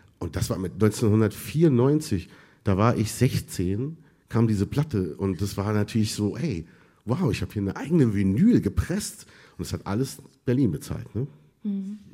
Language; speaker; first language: German; early bilingual, other home language; Arabic